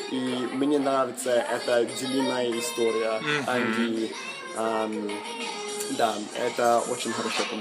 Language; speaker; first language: Russian; non-native, fluent; English